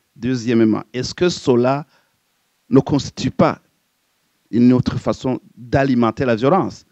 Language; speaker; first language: French; non-native, local second language; Rundi